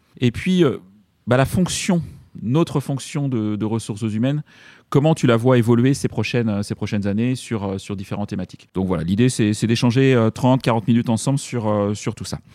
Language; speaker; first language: French; native; French